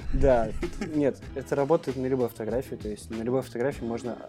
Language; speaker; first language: Russian; native; Russian